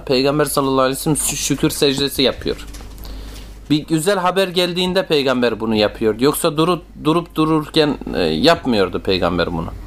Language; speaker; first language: Turkish; native; Turkish